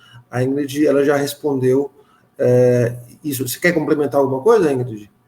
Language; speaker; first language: Portuguese; native; Portuguese